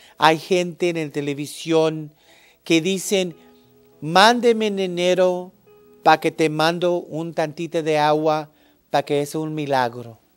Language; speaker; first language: Spanish; early bilingual, heritage; English